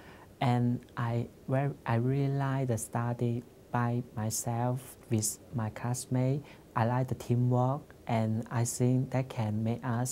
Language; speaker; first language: English; non-native, learner; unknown